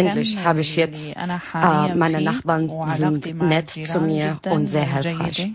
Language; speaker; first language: German; non-native, learner; Arabic